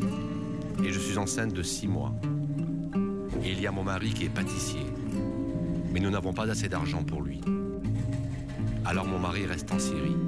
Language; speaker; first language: French; non-native, learner; Arabic